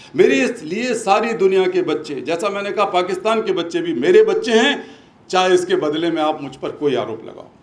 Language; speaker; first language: Hindi; native; Hindi